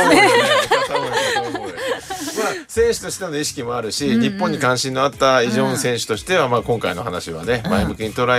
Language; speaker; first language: Japanese; native; Japanese